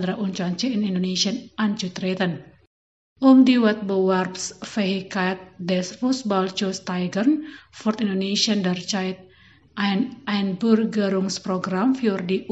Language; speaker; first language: German; non-native, fluent; Indonesian